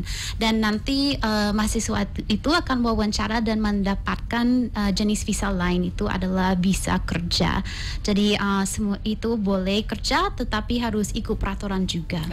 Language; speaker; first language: Indonesian; non-native, fluent; English